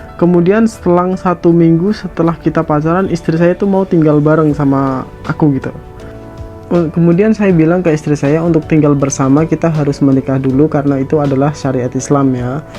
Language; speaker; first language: Indonesian; native; Indonesian